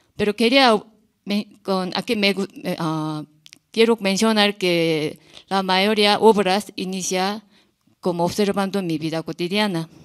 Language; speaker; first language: Spanish; non-native, learner; Korean